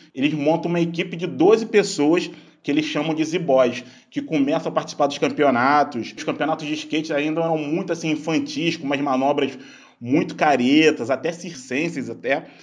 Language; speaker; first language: Portuguese; native; Portuguese